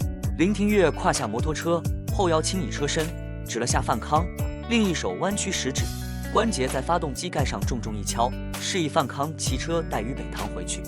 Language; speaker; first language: Chinese; native; Chinese